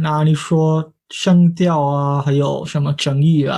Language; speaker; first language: Chinese; non-native, fluent; English